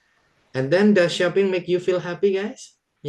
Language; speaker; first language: English; non-native, local second language; Indonesian